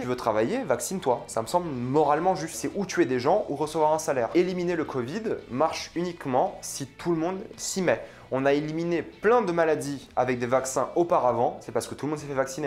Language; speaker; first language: French; native; French